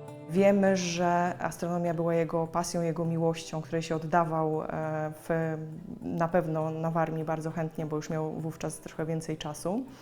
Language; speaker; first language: Polish; native; Polish